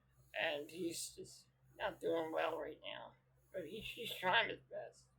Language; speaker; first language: English; native; English